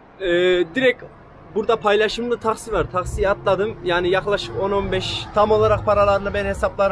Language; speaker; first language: Turkish; native; Turkish